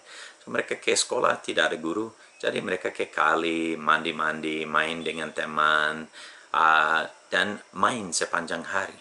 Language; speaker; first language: Indonesian; non-native, fluent; English